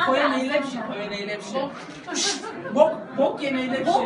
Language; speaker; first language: Czech; non-native, learner; Turkish